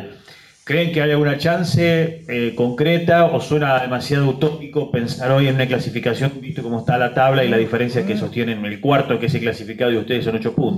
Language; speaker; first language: Spanish; native; Spanish